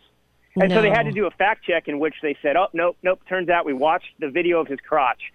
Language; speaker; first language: English; native; English